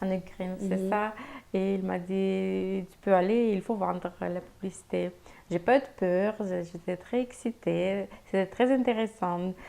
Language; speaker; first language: French; non-native, fluent; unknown